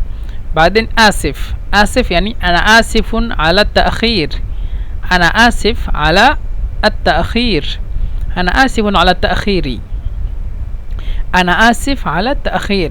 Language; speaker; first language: Arabic; non-native, fluent; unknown